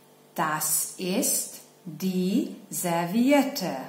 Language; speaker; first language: German; non-native, fluent; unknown